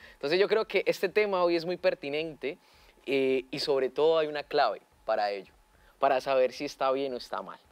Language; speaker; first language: Spanish; native; Spanish